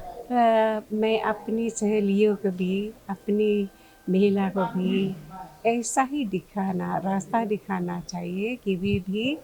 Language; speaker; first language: Hindi; non-native, local second language; Khasi